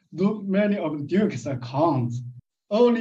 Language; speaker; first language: English; non-native, fluent; Chinese